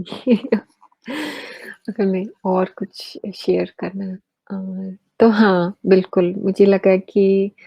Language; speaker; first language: Hindi; early bilingual, heritage; Hindi